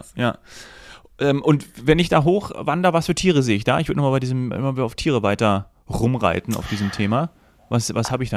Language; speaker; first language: German; native; German